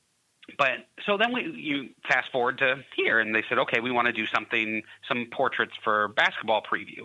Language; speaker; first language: English; native; English